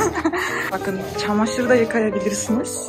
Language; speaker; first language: Turkish; non-native, fluent; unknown